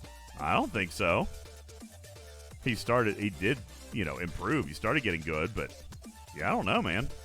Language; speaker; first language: English; native; English